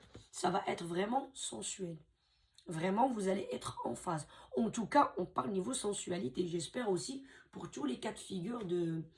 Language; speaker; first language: French; native; French